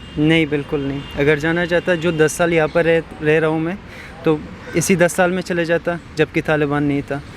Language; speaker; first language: Hindi; non-native, fluent; Persian